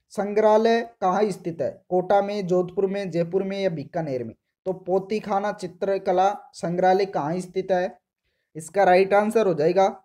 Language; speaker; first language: Hindi; native; Hindi